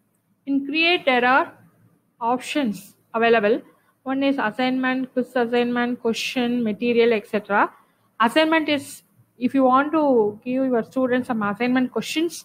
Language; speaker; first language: English; non-native, local second language; Tamil